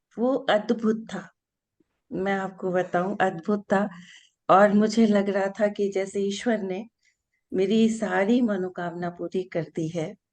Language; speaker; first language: Hindi; non-native, local second language; Bangla